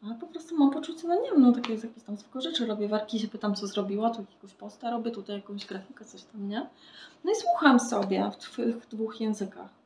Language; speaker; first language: Polish; native; Polish